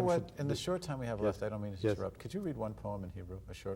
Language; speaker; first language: English; native; English